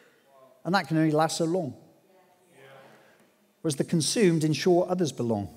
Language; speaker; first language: English; native; English